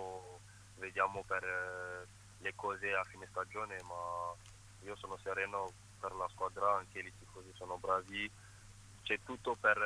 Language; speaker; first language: Italian; non-native, fluent; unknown